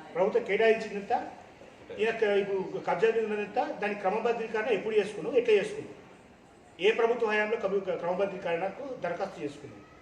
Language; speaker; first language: Telugu; native; Telugu